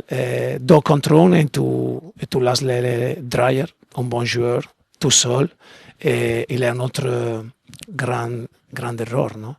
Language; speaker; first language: French; non-native, learner; Italian